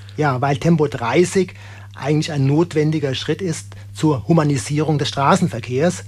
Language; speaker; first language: German; native; German